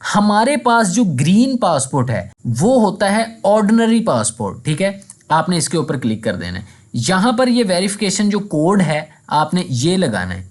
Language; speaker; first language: Urdu; non-native, local second language; Punjabi